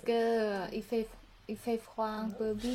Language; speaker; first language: French; non-native, learner; Khmer